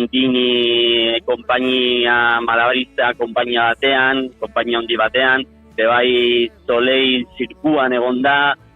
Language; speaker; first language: Basque; non-native, local second language; Spanish